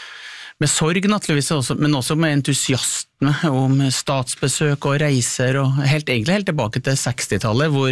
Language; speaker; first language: Norwegian; native; Norwegian